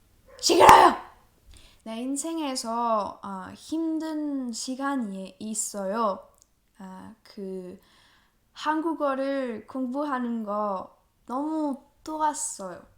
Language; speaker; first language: Korean; non-native, learner; French